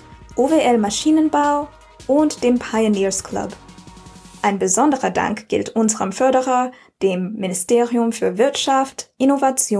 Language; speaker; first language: German; native; German